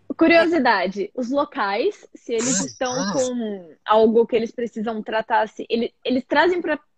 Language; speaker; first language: Portuguese; native; Portuguese